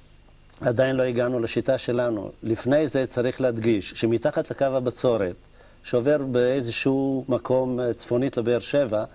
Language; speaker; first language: Hebrew; native; Hebrew